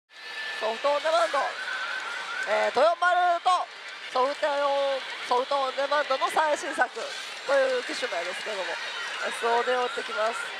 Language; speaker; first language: Japanese; native; Japanese